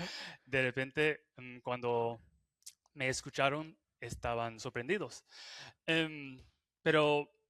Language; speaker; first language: Spanish; non-native, fluent; English